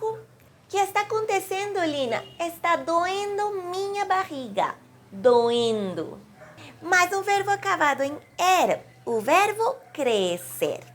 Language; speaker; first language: Portuguese; non-native, fluent; Spanish